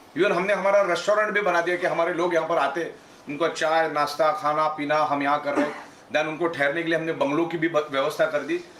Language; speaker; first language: Hindi; non-native, local second language; Gujarati